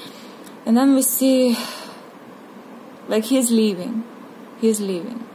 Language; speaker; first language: English; non-native, fluent; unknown